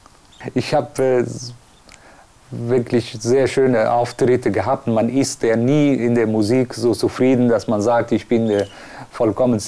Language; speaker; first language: German; non-native, fluent; Persian